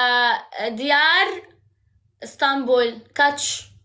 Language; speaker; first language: Turkish; non-native, learner; Arabic